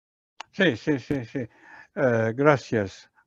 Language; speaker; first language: Spanish; non-native, learner; Portuguese